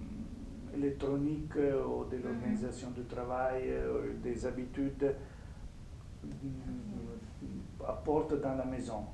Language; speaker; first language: French; non-native, fluent; Italian